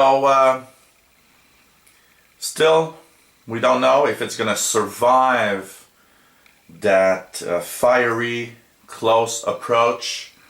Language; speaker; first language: English; non-native, local second language; French